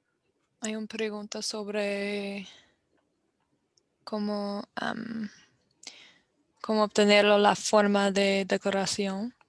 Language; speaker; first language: Spanish; non-native, fluent; English